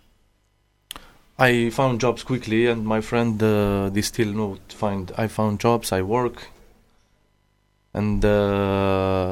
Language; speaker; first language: English; non-native, learner; Arabic